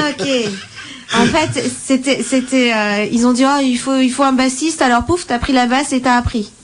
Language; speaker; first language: French; native; French